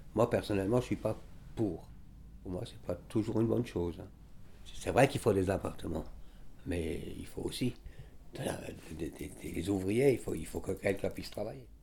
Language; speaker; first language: French; native; French